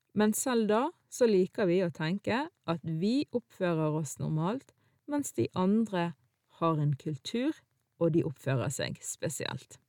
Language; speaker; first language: Norwegian; early bilingual, other home language; Arabic